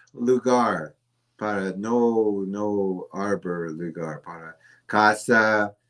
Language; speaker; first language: Spanish; non-native, learner; English